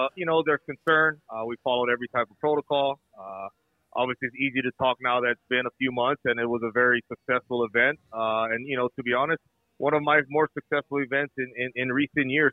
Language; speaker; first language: English; native; English